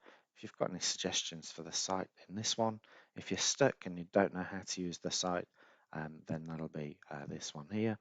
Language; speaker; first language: English; native; English